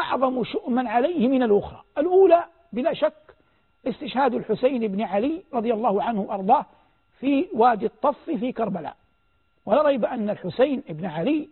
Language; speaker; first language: Arabic; native; Arabic